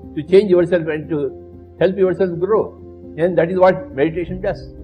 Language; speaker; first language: English; non-native, local second language; Telugu